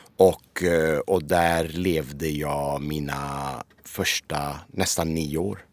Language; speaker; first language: Swedish; early bilingual, other home language; Persian